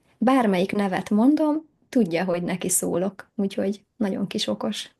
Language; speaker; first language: Hungarian; native; Hungarian